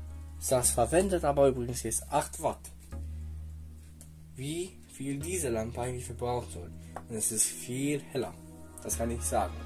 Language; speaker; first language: German; non-native, fluent; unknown